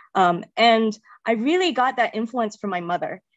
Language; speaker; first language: English; native; English